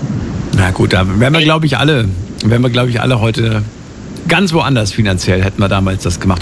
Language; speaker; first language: German; native; German